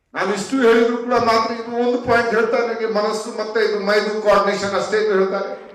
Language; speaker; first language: Kannada; non-native, fluent; Hindi